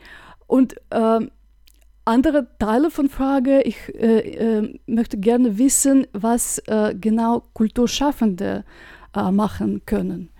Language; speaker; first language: German; non-native, fluent; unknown